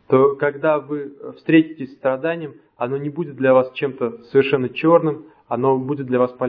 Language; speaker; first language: Russian; native; Russian